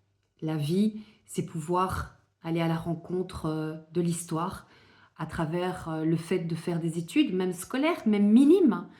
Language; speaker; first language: French; native; French